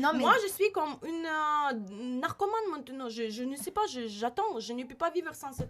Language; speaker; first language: French; non-native, learner; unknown